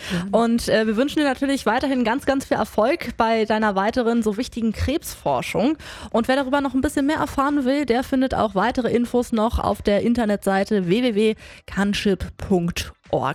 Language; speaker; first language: German; native; German